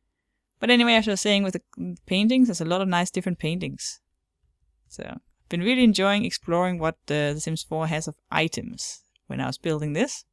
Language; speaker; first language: English; non-native, fluent; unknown